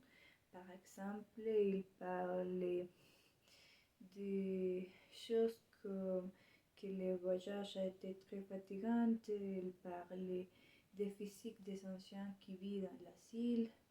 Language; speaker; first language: French; non-native, learner; Spanish